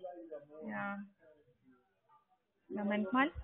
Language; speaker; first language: German; non-native, learner; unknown